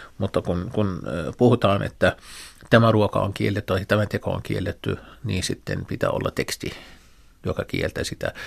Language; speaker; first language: Finnish; non-native, fluent; Arabic